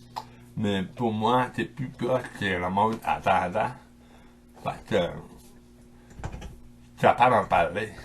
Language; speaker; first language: French; non-native, local second language; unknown